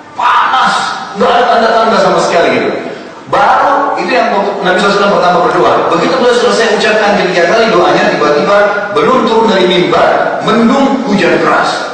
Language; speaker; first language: Indonesian; native; Indonesian